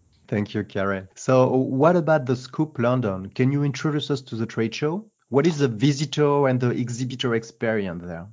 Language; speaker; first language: English; non-native, fluent; French